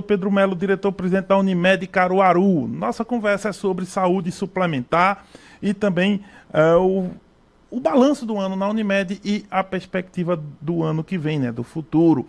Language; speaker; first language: Portuguese; native; Portuguese